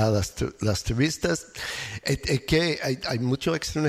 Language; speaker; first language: Spanish; non-native, learner; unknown